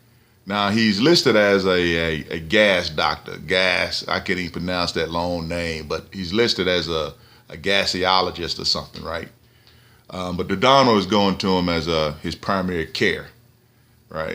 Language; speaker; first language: English; native; English